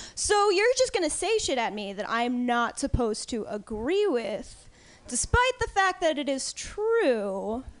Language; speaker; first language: English; native; English